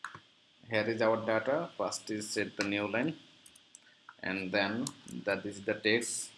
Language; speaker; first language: English; non-native, learner; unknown